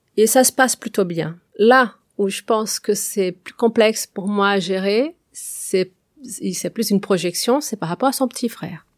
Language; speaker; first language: French; non-native, fluent; Portuguese